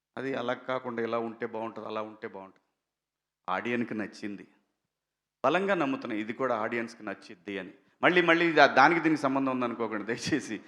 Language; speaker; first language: Telugu; native; Telugu